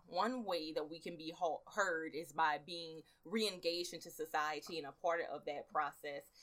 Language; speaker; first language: English; native; English